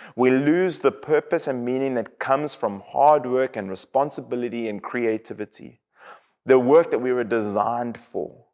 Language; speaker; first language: English; native; English